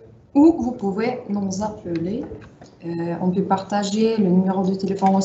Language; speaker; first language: French; non-native, fluent; Russian